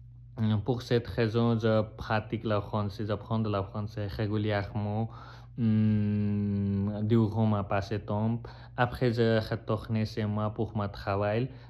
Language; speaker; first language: French; non-native, learner; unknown